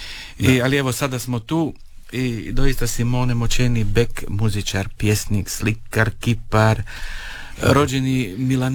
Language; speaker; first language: Serbian; native; Serbian